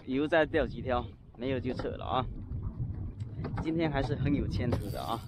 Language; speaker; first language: Chinese; native; Chinese